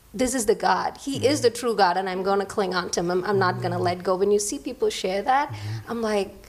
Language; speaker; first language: English; non-native, local second language; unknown